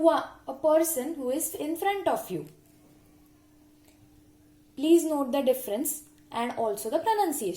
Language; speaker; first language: English; non-native, local second language; Hindi